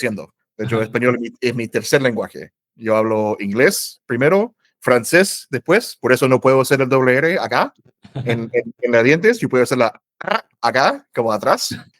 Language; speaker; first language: Spanish; non-native, fluent; English